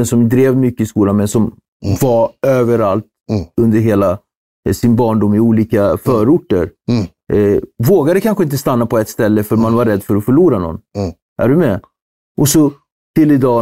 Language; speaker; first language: Swedish; native; Swedish